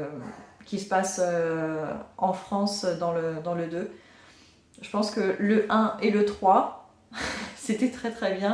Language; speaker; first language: French; native; French